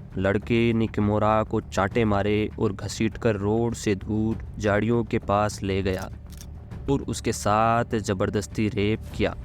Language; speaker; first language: Hindi; native; Hindi